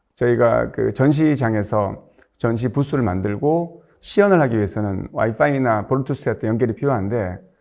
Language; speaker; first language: Korean; native; Korean